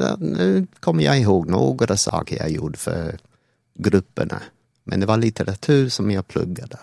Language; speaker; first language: Swedish; non-native, fluent; English